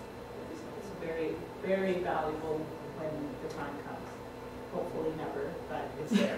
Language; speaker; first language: English; native; English